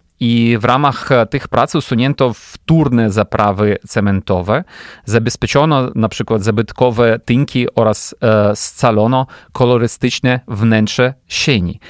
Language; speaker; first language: Polish; non-native, fluent; Ukrainian